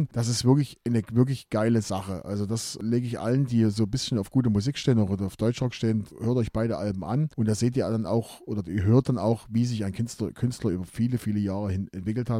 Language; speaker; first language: German; native; German